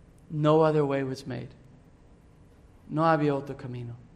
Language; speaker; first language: Spanish; non-native, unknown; English